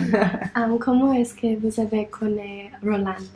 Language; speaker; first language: French; non-native, learner; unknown